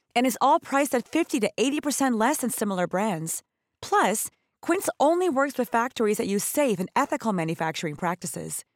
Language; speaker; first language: English; native; English